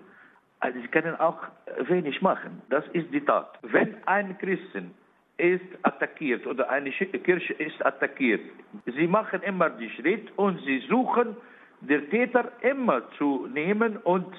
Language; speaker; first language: German; non-native, learner; Arabic